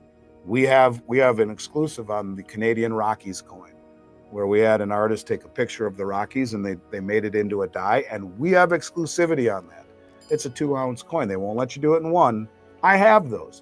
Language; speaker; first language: English; native; English